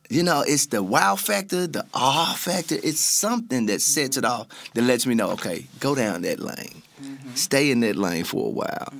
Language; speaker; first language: English; native; English